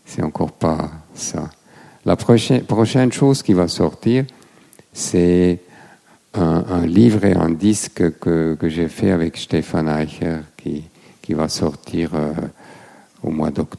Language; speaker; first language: French; non-native, fluent; German